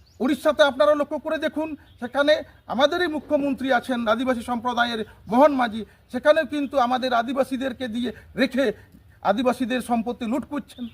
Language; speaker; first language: Bangla; non-native, local second language; Santali